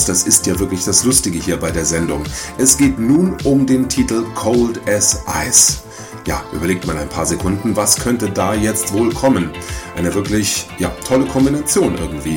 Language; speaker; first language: German; native; German